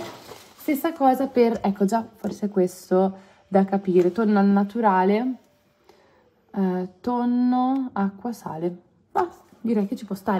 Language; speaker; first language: Italian; native; Italian